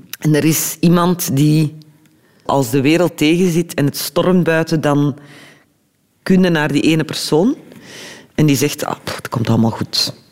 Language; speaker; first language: Dutch; early bilingual, other home language; Turkish